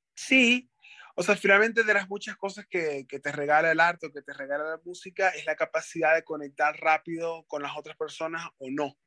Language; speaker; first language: Spanish; native; Spanish